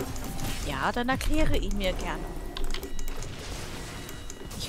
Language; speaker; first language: German; native; German